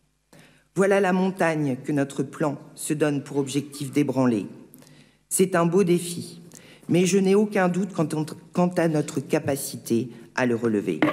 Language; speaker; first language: French; native; French